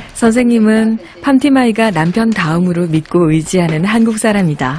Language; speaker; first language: Korean; native; Korean